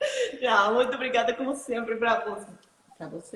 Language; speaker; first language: Portuguese; non-native, fluent; Spanish